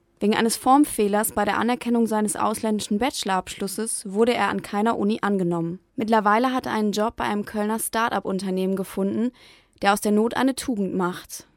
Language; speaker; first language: German; native; German